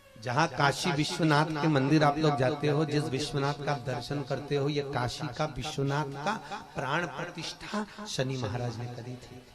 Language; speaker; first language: Hindi; native; Hindi